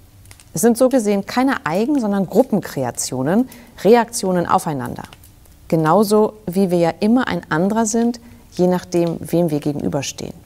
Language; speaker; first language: German; native; German